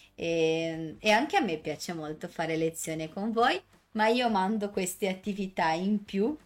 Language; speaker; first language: Italian; non-native, fluent; Portuguese